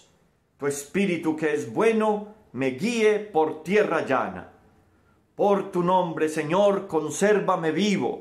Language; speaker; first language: Spanish; native; Spanish